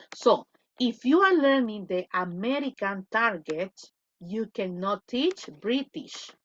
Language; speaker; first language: English; non-native, fluent; Spanish